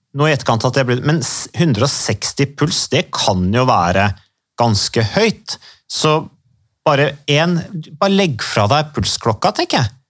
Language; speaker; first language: Norwegian; native; Norwegian